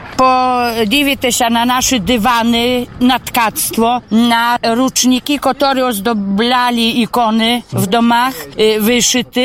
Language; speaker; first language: Polish; non-native, local second language; Ukrainian